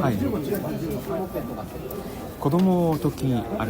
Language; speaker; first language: Japanese; non-native, learner; Korean